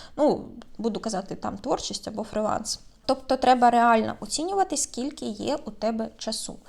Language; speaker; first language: Ukrainian; native; Ukrainian